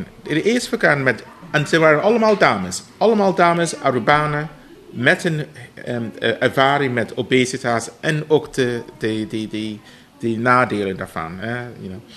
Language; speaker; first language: Dutch; non-native, fluent; English